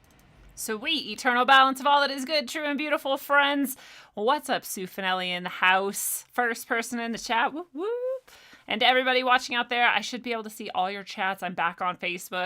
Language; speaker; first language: English; native; English